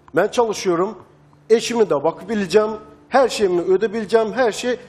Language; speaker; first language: Turkish; non-native, learner; Turkmen